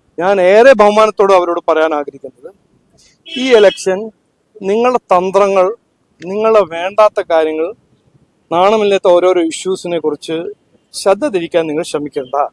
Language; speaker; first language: Malayalam; early bilingual, heritage; Malayalam